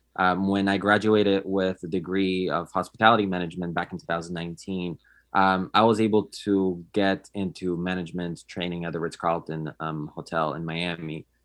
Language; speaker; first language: English; non-native, fluent; Polish